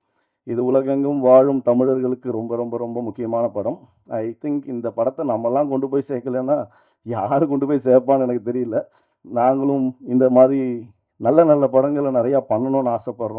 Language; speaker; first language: Tamil; native; Tamil